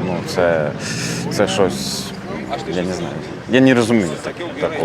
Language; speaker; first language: Ukrainian; non-native, learner; Lithuanian